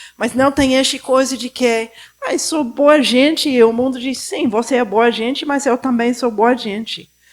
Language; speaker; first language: Portuguese; non-native, fluent; Spanish